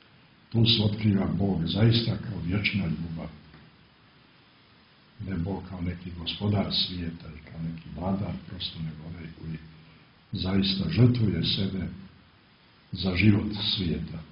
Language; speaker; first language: Croatian; native; Croatian